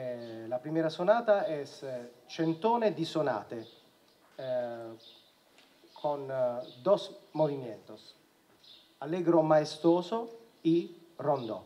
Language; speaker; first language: Spanish; non-native, learner; Italian